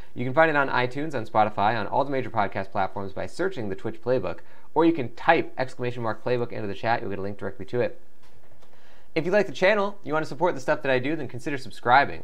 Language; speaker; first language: English; native; English